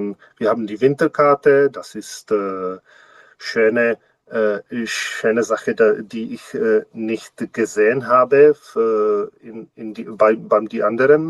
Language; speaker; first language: German; non-native, learner; Czech